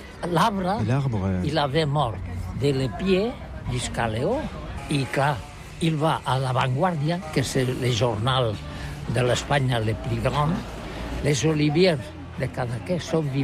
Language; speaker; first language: French; non-native, learner; Catalan